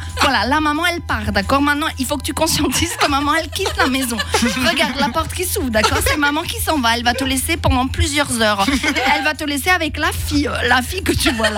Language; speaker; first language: French; native; French